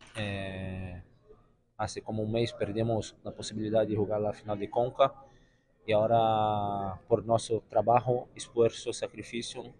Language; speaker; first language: Spanish; non-native, learner; Portuguese